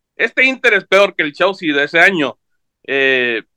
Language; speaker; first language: Spanish; early bilingual, heritage; Spanish